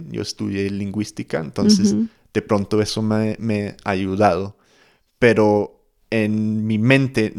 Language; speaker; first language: Spanish; non-native, fluent; English